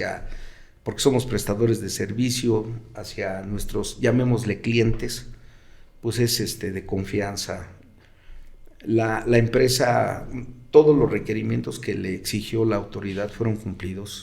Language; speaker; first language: Spanish; native; Spanish